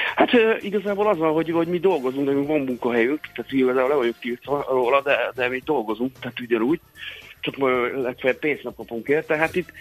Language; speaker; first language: Hungarian; early bilingual, other home language; Russian